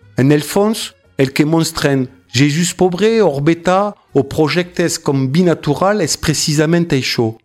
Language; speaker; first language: Catalan; non-native, fluent; French